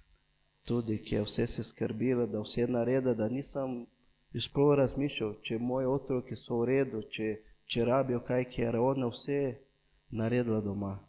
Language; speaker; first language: Slovenian; non-native, fluent; Portuguese